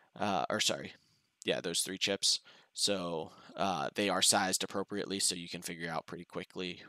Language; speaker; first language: English; native; English